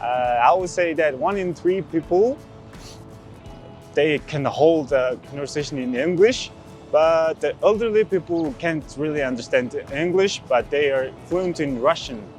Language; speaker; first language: English; non-native, learner; Mongolian